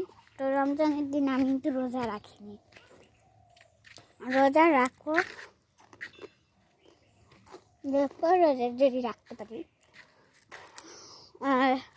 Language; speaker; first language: Bangla; native; Bangla